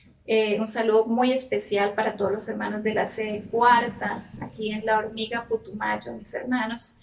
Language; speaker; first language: Spanish; native; Spanish